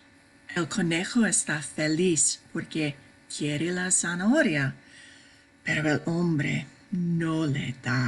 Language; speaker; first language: Spanish; non-native, fluent; English